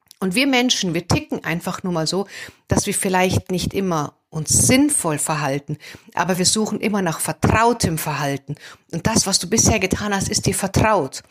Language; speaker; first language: German; native; German